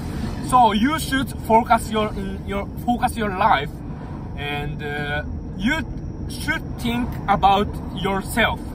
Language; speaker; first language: English; non-native, learner; Japanese